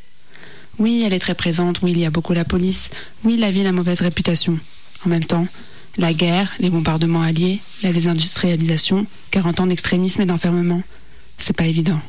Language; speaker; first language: French; native; French